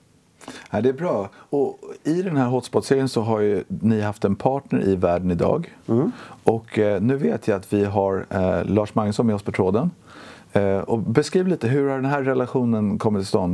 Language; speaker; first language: Swedish; native; Swedish